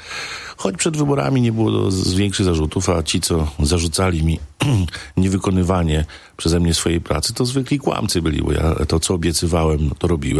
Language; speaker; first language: Polish; native; Polish